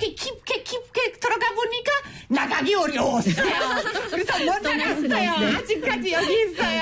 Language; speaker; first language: Korean; non-native, fluent; Italian